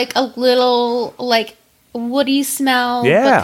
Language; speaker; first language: English; native; English